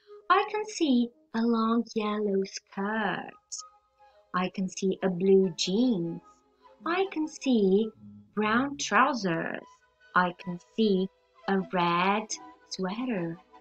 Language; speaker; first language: English; non-native, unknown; Italian